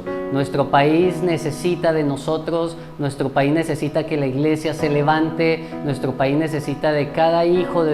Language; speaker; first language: Spanish; native; Spanish